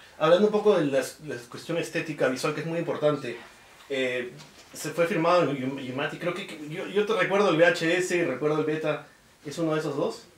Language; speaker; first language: Spanish; native; Spanish